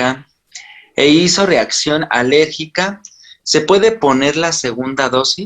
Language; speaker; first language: Spanish; native; Spanish